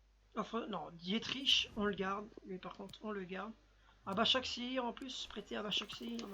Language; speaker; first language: French; native; French